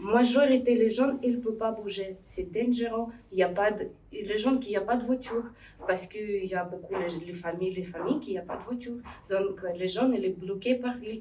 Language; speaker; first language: French; non-native, learner; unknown